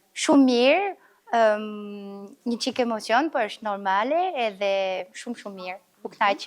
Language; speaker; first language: Albanian; early bilingual, heritage; Albanian